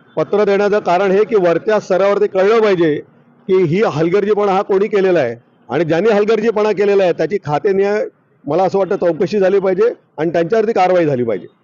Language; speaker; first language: Marathi; native; Marathi